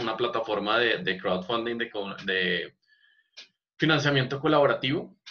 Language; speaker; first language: Spanish; native; Spanish